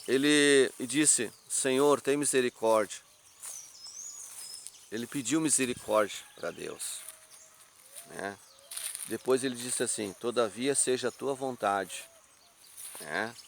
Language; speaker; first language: Portuguese; native; Portuguese